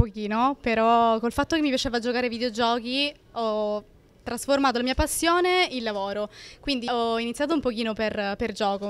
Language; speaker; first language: Italian; native; Italian